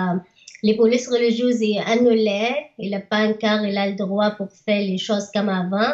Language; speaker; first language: French; non-native, learner; Arabic